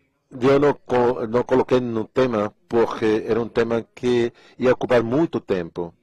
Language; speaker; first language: Portuguese; non-native, fluent; Spanish